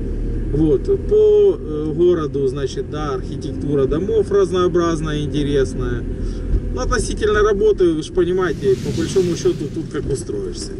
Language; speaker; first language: Russian; native; Russian